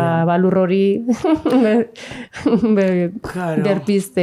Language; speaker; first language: Basque; native; Basque